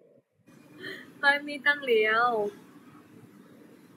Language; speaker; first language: English; non-native, learner; Chinese